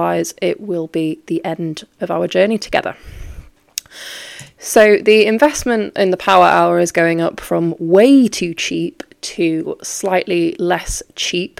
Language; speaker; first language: English; native; English